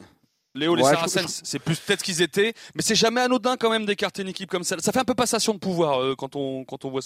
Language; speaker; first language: French; native; French